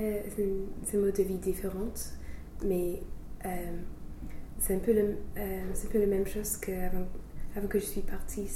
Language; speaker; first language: French; non-native, fluent; English